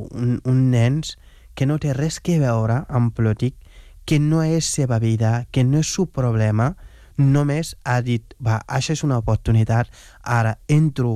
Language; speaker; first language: Catalan; non-native, fluent; Wolof